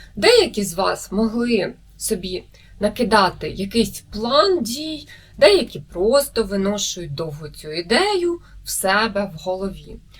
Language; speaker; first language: Ukrainian; native; Ukrainian